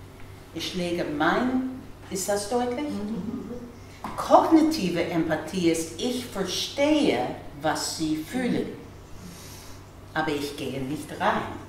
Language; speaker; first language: German; non-native, fluent; English